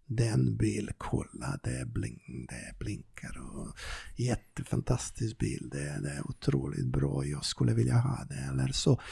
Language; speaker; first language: Swedish; non-native, fluent; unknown